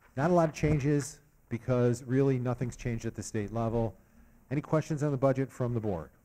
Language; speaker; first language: English; native; English